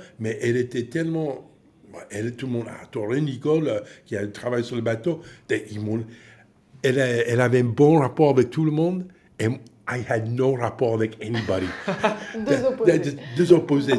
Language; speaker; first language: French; non-native, fluent; English